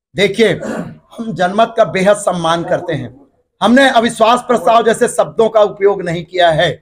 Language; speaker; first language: Hindi; native; Hindi